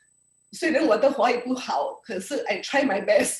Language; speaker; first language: Chinese; early bilingual, heritage; Indonesian